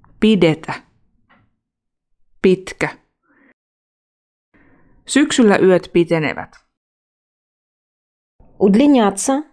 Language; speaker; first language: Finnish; non-native, fluent; Russian